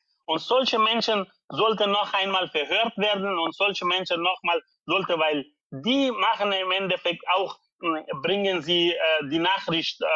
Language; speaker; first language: German; non-native, fluent; Persian